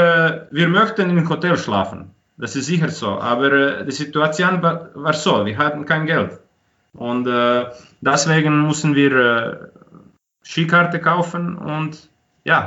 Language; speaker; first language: German; non-native, fluent; Croatian